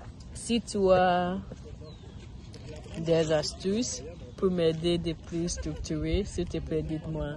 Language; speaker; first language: French; non-native, learner; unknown